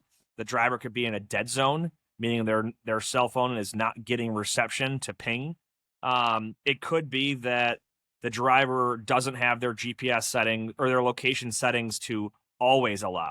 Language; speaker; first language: English; native; English